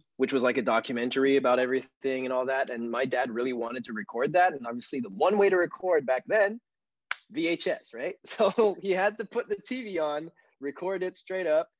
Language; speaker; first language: English; non-native, fluent; French